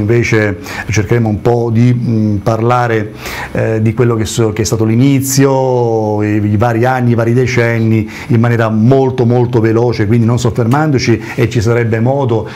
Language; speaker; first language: Italian; native; Italian